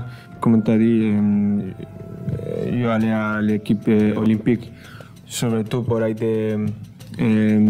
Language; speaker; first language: French; non-native, fluent; Spanish